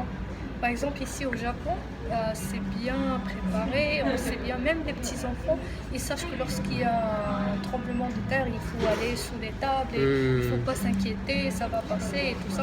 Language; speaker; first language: French; non-native, local second language; Arabic